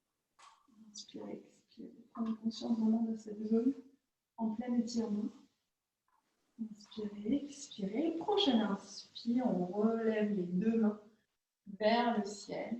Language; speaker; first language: French; native; French